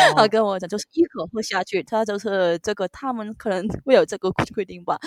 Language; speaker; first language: Chinese; non-native, local second language; Cantonese